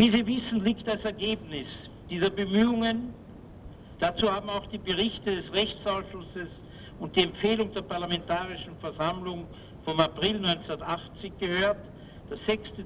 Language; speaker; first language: German; native; German